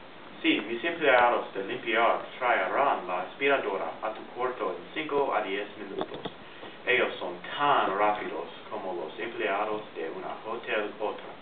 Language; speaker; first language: Spanish; non-native, learner; English